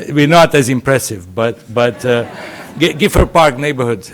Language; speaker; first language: English; non-native, fluent; Romanian